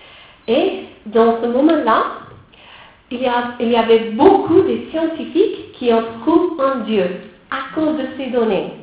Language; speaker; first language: French; non-native, fluent; English